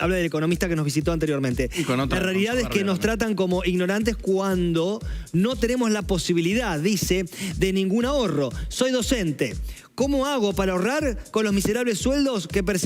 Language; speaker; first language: Spanish; native; Spanish